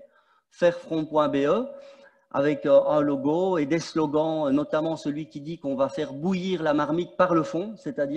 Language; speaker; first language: French; native; French